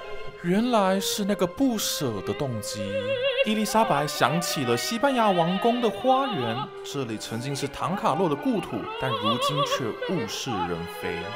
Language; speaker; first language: Chinese; native; Chinese